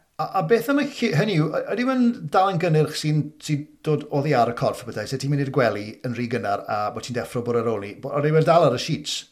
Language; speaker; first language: Welsh; native; Welsh